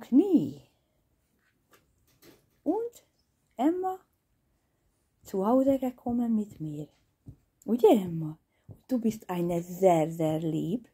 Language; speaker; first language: German; non-native, learner; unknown